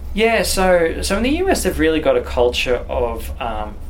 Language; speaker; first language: English; native; English